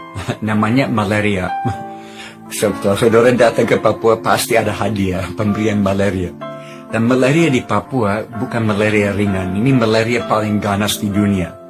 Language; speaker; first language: Indonesian; non-native, fluent; English